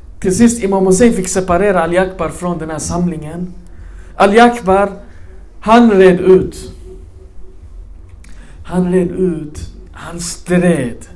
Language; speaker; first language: Swedish; early bilingual, other home language; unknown